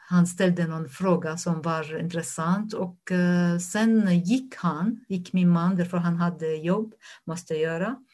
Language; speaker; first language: Swedish; non-native, fluent; Arabic